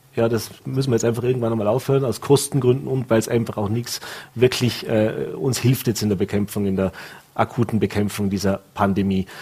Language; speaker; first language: German; native; German